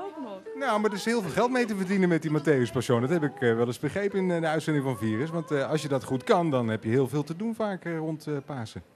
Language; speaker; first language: Dutch; native; Dutch